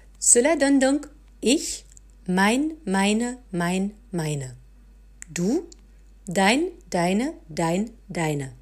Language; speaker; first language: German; non-native, fluent; French